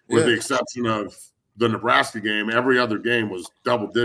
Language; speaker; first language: English; native; English